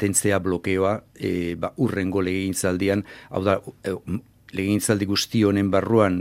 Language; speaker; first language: Basque; native; Basque